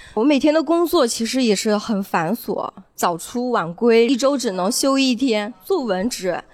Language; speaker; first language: Chinese; native; Chinese